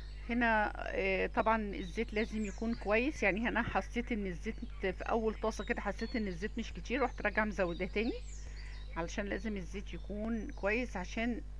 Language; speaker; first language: Arabic; native; Arabic